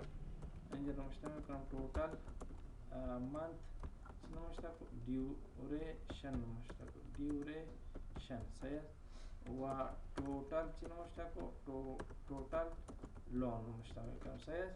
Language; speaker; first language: Persian; non-native, local second language; Pashto